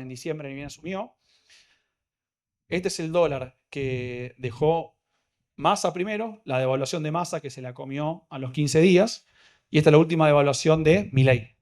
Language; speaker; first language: Spanish; native; Spanish